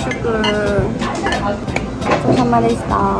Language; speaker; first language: Japanese; native; Japanese